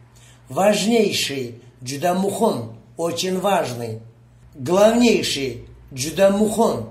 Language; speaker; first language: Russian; non-native, fluent; Uzbek